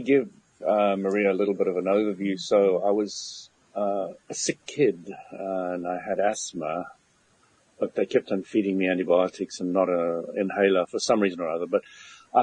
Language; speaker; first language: English; native; English